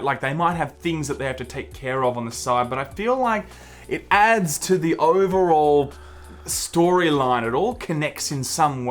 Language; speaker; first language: English; native; English